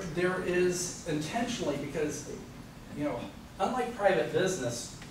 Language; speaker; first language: English; native; English